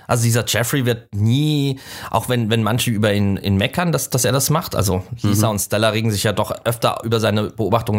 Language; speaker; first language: German; native; German